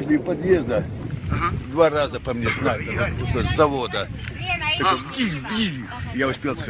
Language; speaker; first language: Russian; native; Russian